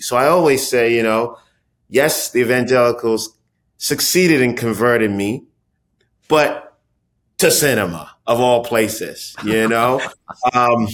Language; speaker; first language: English; non-native, local second language; Akan